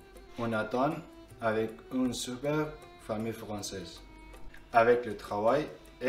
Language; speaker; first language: French; non-native, learner; Persian